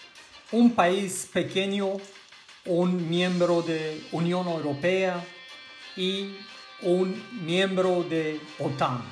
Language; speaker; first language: Spanish; non-native, learner; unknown